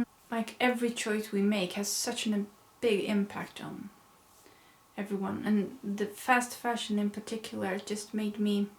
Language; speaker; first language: English; non-native, fluent; Swedish